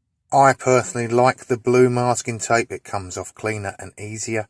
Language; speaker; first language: English; native; English